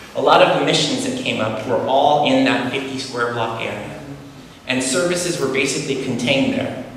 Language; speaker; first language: English; native; English